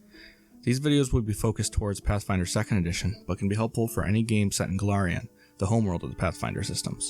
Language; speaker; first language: English; native; English